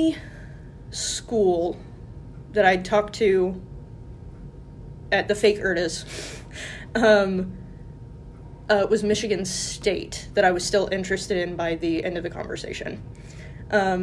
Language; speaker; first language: English; native; English